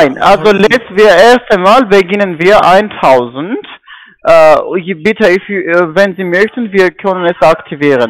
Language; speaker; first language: German; non-native, learner; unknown